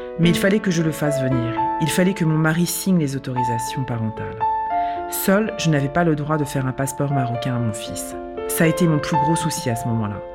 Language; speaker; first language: French; non-native, local second language; Arabic